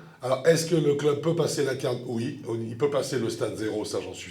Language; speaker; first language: French; native; French